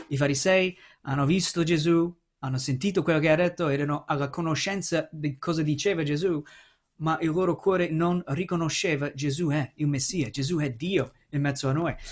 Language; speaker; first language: Italian; non-native, fluent; English